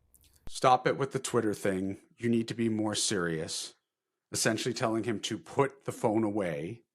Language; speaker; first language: English; native; English